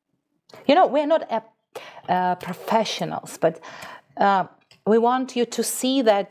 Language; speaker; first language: English; non-native, fluent; Russian